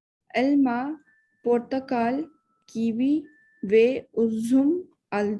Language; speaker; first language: Turkish; non-native, learner; Urdu